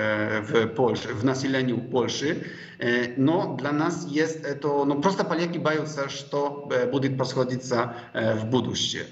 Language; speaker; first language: Russian; non-native, fluent; Polish